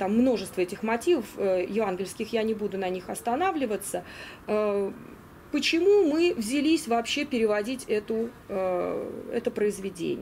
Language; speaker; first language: Russian; native; Russian